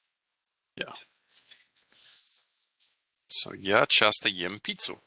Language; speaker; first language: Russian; non-native, fluent; English